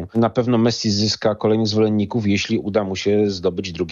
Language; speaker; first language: Polish; native; Polish